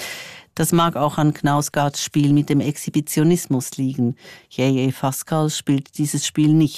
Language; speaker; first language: German; native; German